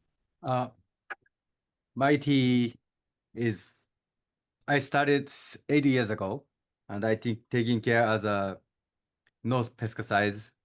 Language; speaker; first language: English; non-native, learner; Japanese